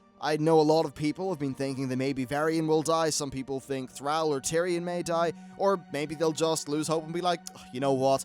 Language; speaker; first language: English; native; English